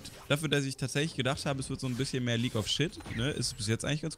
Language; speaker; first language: German; native; German